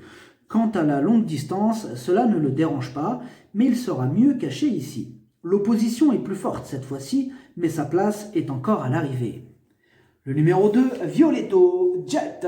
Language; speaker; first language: French; native; French